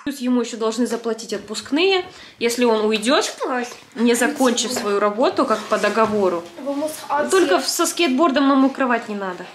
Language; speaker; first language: Russian; native; Russian